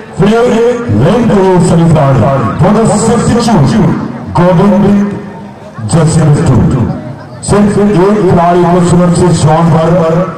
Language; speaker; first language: Hindi; native; Hindi